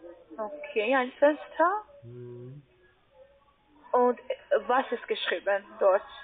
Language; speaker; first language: German; non-native, learner; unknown